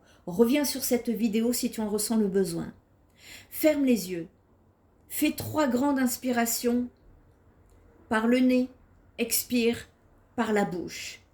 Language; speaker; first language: French; native; French